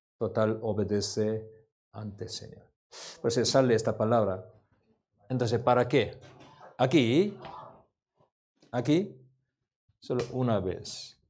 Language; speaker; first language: Spanish; non-native, learner; Korean